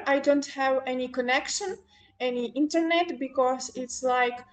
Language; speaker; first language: English; non-native, local second language; Ukrainian